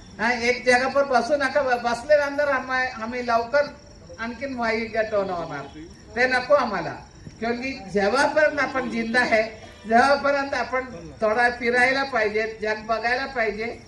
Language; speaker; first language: Marathi; non-native, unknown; Malayalam